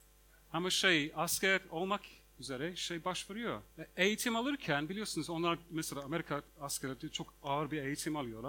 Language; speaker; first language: Turkish; non-native, fluent; English